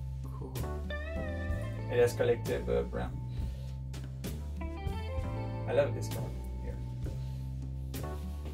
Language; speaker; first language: English; non-native, learner; French